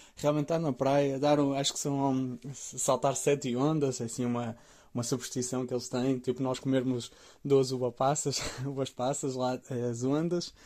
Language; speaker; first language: Portuguese; native; Portuguese